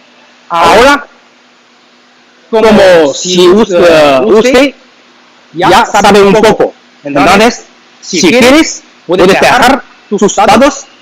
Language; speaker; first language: Spanish; non-native, learner; Chinese